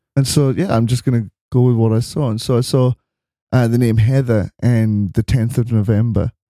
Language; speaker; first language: English; native; English